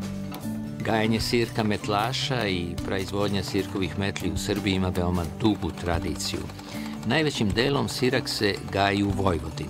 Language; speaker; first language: Serbian; native; Serbian